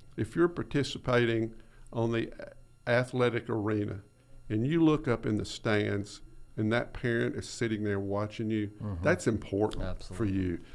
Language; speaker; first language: English; native; English